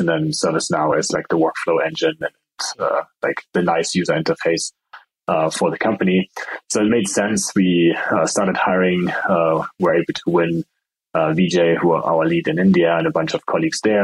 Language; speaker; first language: English; non-native, fluent; German